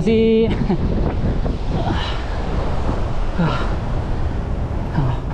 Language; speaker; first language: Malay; non-native, learner; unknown